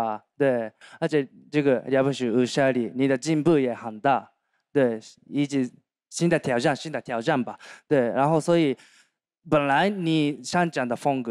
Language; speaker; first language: Chinese; non-native, learner; Japanese